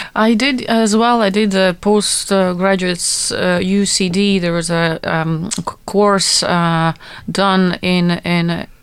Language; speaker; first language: English; non-native, fluent; Latvian